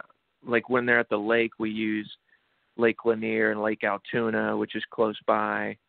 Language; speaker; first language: English; native; English